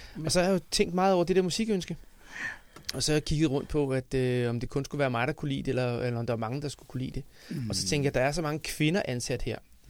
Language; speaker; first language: Danish; native; Danish